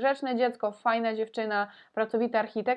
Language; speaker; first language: Polish; non-native, fluent; Russian